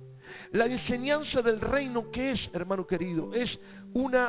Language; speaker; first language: Spanish; native; Spanish